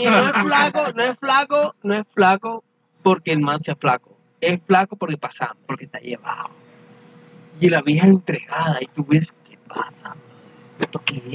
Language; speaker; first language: Spanish; native; Spanish